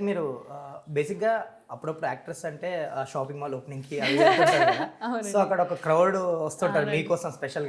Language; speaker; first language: Telugu; native; Telugu